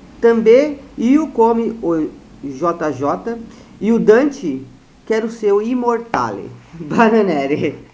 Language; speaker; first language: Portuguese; native; Portuguese